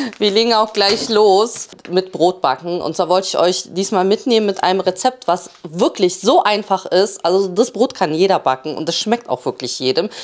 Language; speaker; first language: German; early bilingual, other home language; Polish